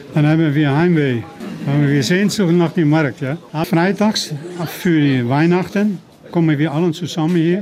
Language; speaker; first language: German; non-native, learner; Dutch